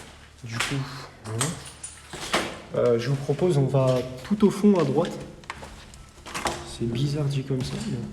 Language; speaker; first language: French; native; French